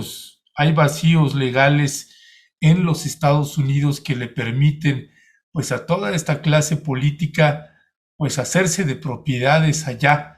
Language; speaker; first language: Spanish; native; Spanish